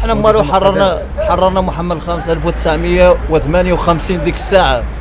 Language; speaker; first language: Arabic; native; Arabic